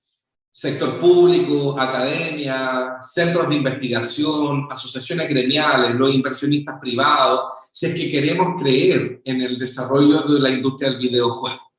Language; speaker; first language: Spanish; native; Spanish